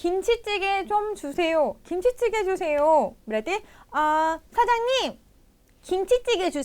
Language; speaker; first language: Korean; non-native, fluent; Indonesian